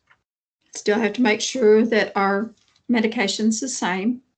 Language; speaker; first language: English; native; English